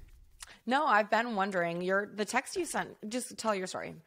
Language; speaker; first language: English; native; English